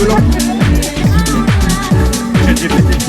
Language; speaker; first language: French; native; French